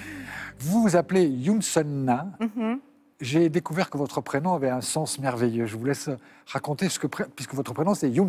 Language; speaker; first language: French; native; French